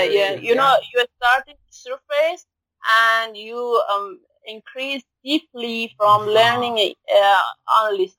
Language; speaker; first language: English; non-native, learner; Persian